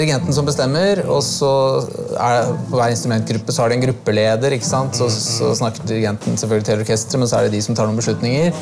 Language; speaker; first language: Norwegian; native; Norwegian